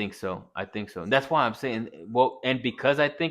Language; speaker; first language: English; native; English